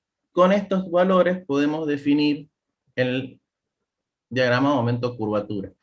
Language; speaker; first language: Spanish; native; Spanish